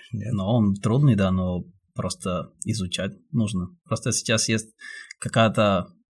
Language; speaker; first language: Russian; non-native, fluent; Spanish